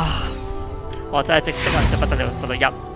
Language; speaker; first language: Chinese; native; Chinese